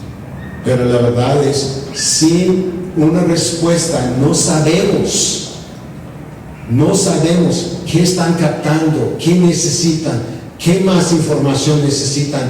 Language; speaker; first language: Spanish; non-native, fluent; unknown